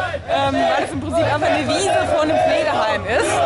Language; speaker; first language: German; native; German